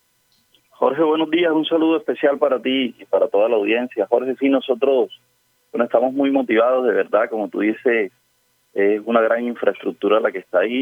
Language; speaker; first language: Spanish; native; Spanish